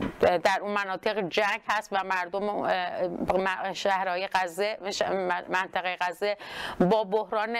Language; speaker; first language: Persian; non-native, local second language; Kurdish